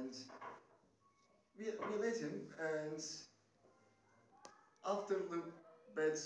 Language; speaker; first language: English; non-native, learner; Turkish